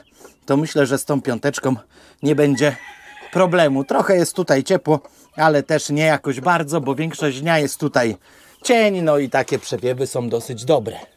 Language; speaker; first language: Polish; native; Polish